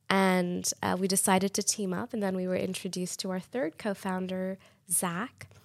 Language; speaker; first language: English; non-native, local second language; Urdu